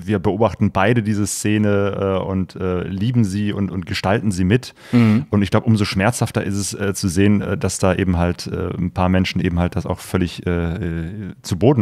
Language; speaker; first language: German; native; German